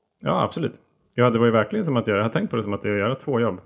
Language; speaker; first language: Swedish; native; Swedish